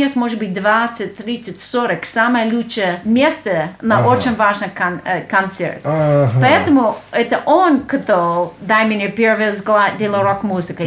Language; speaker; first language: Russian; non-native, learner; English